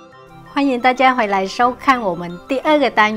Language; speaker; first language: Chinese; non-native, local second language; Vietnamese